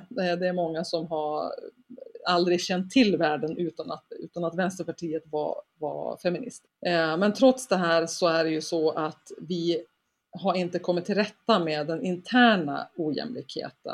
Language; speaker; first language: Swedish; native; Swedish